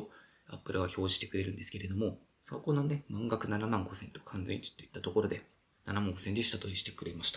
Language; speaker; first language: Japanese; native; Japanese